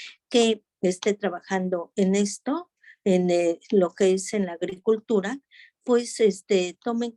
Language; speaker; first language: Spanish; native; Spanish